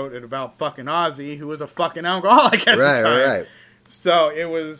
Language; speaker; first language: English; native; English